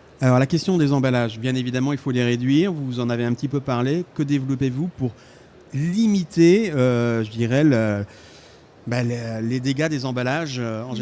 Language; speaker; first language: French; native; French